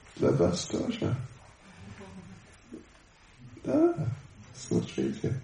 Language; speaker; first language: Russian; non-native, learner; English